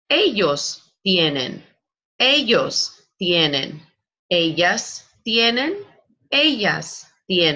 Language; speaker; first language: Spanish; non-native, fluent; English